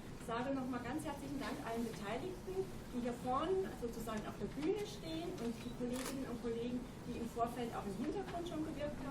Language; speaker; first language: German; native; German